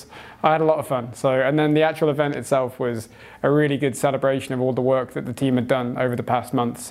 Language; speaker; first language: English; native; English